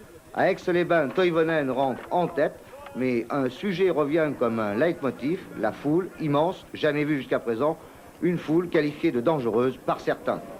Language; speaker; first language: French; native; French